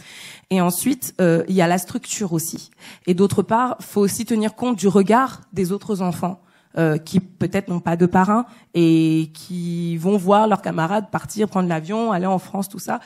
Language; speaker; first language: French; native; French